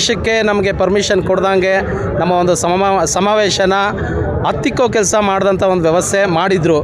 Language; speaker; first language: Kannada; native; Kannada